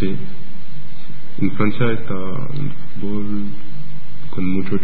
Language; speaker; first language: Spanish; non-native, learner; French